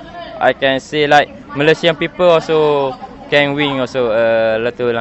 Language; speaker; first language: English; non-native, learner; Malay